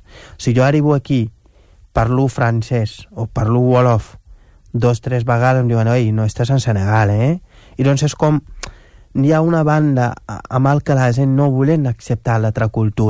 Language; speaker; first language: Catalan; non-native, fluent; Wolof